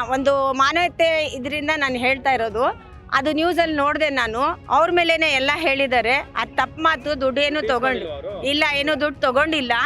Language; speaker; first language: Kannada; non-native, local second language; Urdu